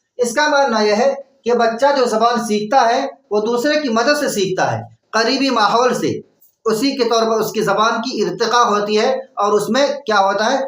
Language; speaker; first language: Urdu; native; Urdu